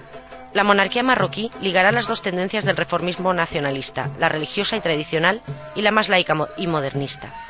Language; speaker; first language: Spanish; native; Spanish